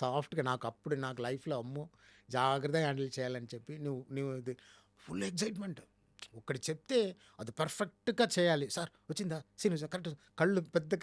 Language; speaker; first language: Telugu; non-native, learner; Tamil